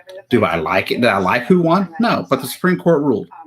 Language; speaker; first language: English; native; English